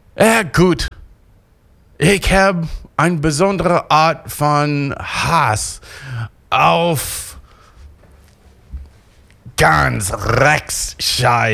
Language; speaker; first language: German; non-native, fluent; English